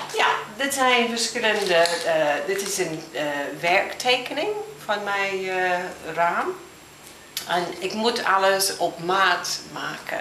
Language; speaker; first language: Dutch; non-native, fluent; English